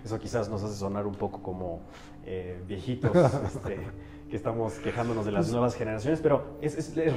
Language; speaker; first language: Spanish; native; Spanish